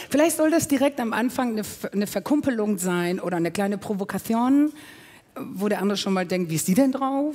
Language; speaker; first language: German; native; German